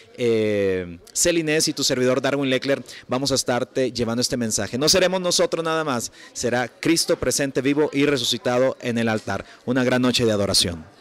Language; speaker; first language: Spanish; native; Spanish